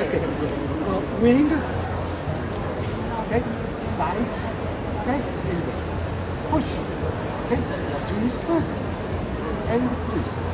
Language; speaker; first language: English; non-native, learner; Italian